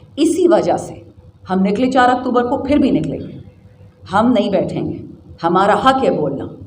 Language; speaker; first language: Urdu; non-native, local second language; Pashto